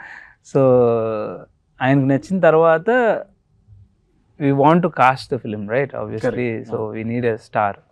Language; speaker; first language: Telugu; native; Telugu